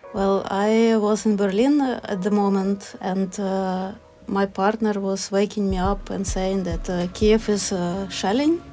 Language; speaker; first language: English; non-native, fluent; Ukrainian